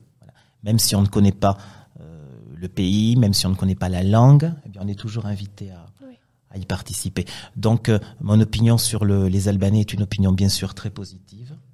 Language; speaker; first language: French; native; French